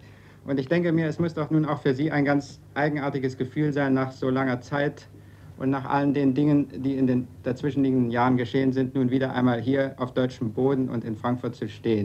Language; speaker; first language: German; native; German